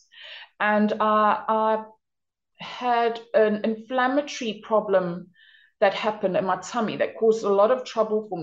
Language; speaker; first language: English; native; English